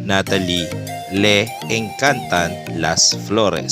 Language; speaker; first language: Spanish; non-native, fluent; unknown